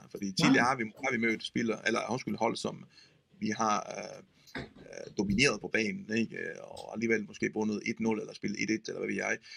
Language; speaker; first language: Danish; non-native, fluent; Italian